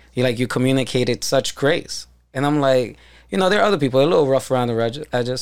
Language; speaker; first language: English; early bilingual, other home language; Spanish